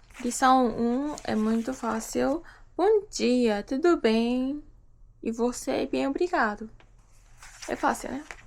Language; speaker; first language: Portuguese; non-native, learner; Japanese